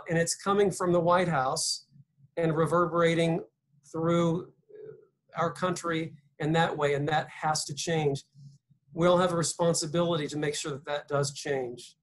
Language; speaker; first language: English; native; English